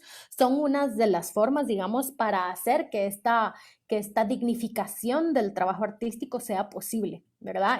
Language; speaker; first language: Spanish; native; Spanish